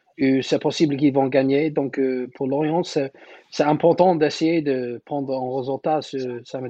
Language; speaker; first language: French; non-native, learner; English